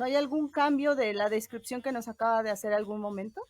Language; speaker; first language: Spanish; native; Spanish